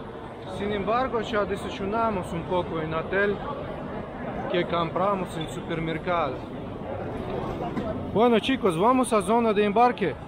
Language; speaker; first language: Spanish; non-native, fluent; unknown